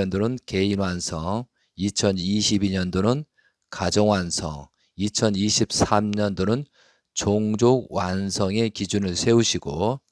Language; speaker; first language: Korean; native; Korean